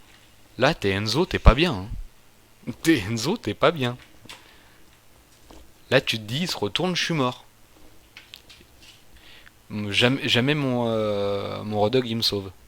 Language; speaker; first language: French; native; French